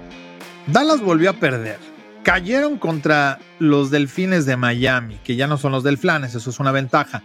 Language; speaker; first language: Spanish; native; Spanish